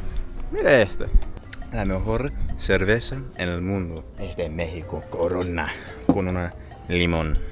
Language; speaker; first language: Spanish; non-native, learner; English